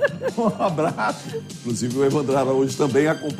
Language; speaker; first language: Portuguese; native; Portuguese